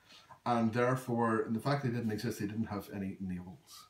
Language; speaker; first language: English; native; English